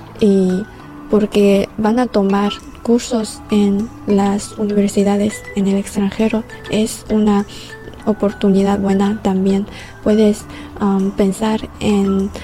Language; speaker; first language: Spanish; non-native, fluent; Chinese